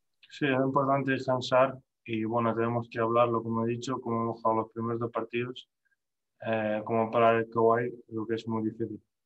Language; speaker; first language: Spanish; non-native, fluent; Slovenian